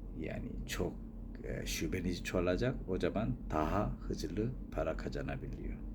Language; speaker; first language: Turkish; non-native, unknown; Korean